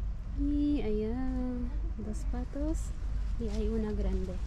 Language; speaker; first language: Spanish; non-native, learner; Filipino